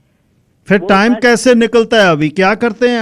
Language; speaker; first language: Hindi; non-native, local second language; Punjabi